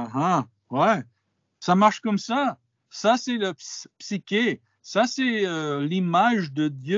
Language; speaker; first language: French; non-native, fluent; English